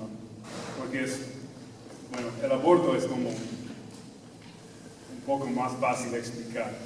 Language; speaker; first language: Spanish; non-native, fluent; English